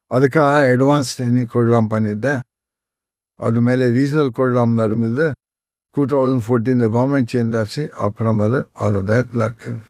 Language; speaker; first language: Tamil; non-native, fluent; Konkani